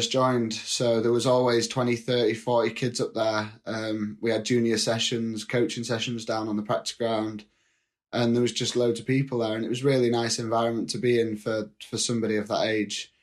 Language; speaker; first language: English; native; English